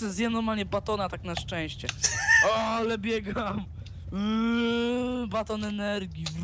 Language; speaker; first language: Polish; native; Polish